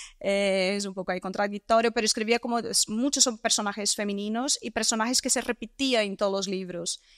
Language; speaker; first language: Spanish; non-native, fluent; Portuguese